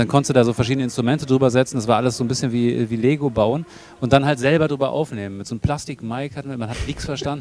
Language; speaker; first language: German; native; German